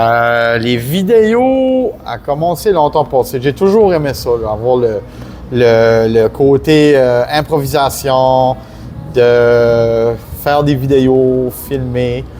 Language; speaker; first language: French; native; French